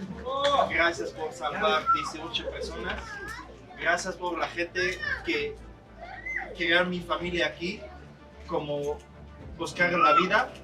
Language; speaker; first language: Spanish; non-native, learner; Arabic